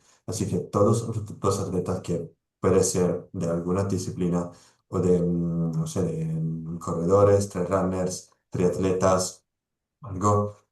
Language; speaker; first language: Spanish; non-native, fluent; Italian